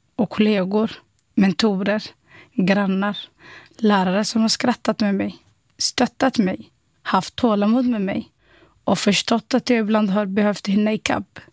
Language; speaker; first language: Swedish; non-native, fluent; Somali